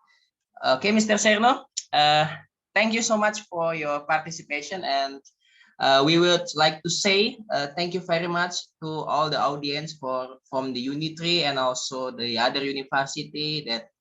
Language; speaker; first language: English; non-native, learner; Indonesian